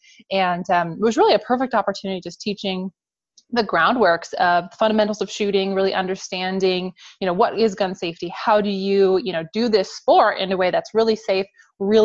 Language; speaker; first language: English; native; English